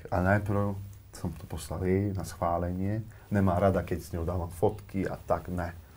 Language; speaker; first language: Slovak; native; Slovak